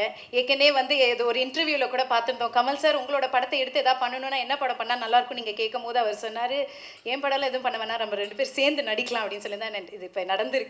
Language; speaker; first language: Tamil; native; Tamil